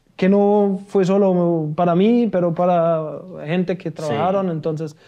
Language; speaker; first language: Spanish; non-native, fluent; German